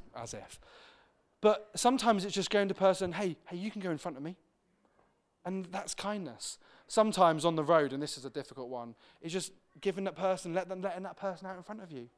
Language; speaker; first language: English; native; English